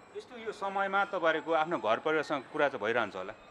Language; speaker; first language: Nepali; native; Nepali